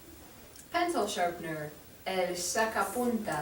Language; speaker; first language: Spanish; non-native, fluent; English